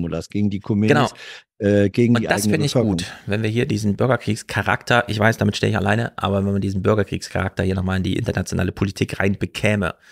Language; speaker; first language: German; native; German